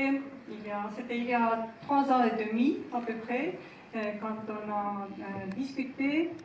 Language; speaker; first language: French; non-native, fluent; Estonian